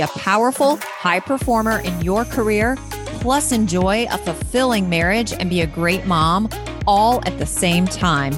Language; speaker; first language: English; native; English